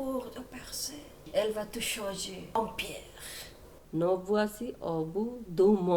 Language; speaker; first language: French; non-native, learner; Bangla